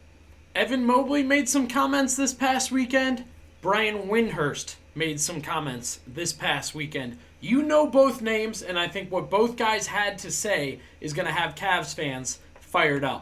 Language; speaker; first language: English; native; English